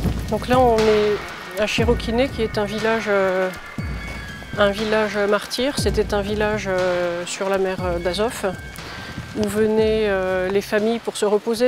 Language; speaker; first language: French; native; French